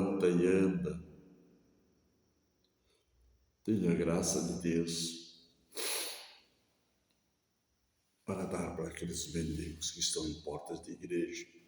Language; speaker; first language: Portuguese; native; Portuguese